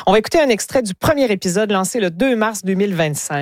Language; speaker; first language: French; native; French